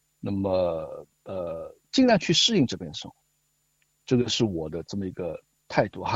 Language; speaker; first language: Chinese; native; Chinese